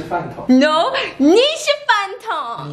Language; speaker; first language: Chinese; non-native, learner; English